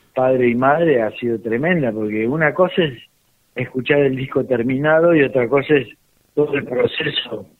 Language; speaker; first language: Spanish; native; Spanish